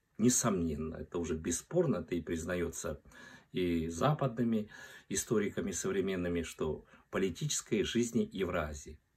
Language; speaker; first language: Russian; non-native, local second language; Kazakh